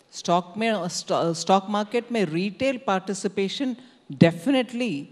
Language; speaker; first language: Hindi; non-native, local second language; Tamil